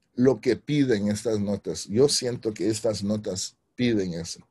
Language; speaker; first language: Spanish; early bilingual, heritage; Spanish